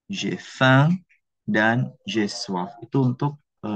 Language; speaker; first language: French; non-native, fluent; Indonesian